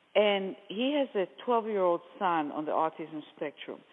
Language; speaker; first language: English; non-native, fluent; Hebrew